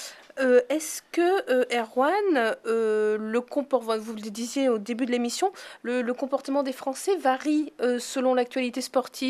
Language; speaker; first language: French; native; French